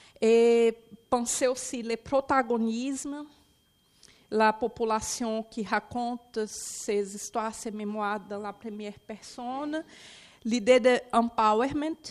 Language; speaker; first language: French; non-native, fluent; Portuguese